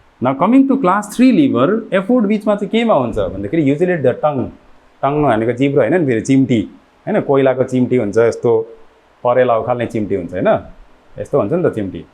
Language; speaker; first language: Nepali; native; Nepali